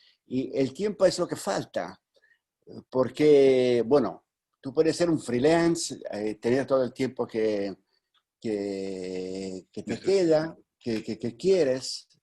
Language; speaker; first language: Spanish; non-native, fluent; Italian